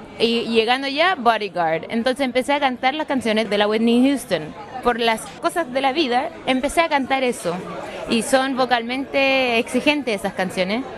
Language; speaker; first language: Spanish; early bilingual, heritage; Spanish